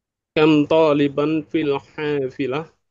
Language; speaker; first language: Arabic; non-native, learner; Indonesian